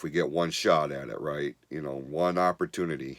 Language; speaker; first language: English; native; English